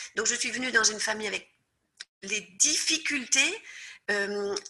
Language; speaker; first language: French; native; French